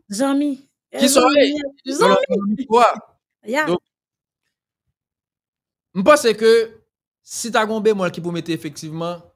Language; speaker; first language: French; non-native, local second language; Haitian Creole